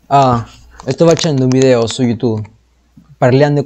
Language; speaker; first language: Italian; non-native, learner; Spanish